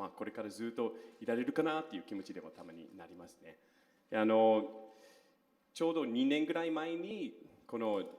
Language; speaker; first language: Japanese; non-native, fluent; English